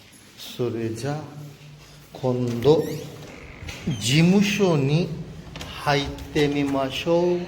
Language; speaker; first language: Japanese; non-native, fluent; Urdu